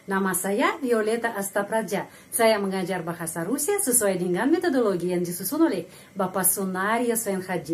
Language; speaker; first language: Indonesian; non-native, fluent; Russian